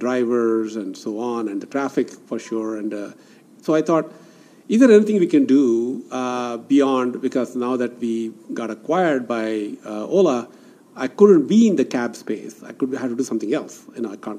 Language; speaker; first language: English; non-native, local second language; Kannada